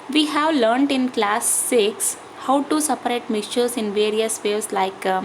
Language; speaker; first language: English; non-native, local second language; Telugu